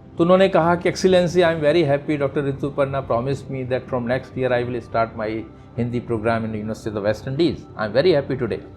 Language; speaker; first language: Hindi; native; Hindi